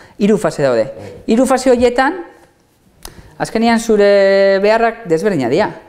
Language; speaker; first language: Basque; native; Basque